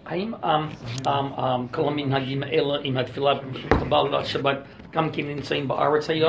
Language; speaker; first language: Hebrew; non-native, fluent; English